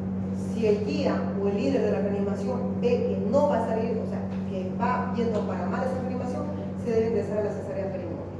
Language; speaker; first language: Spanish; native; Spanish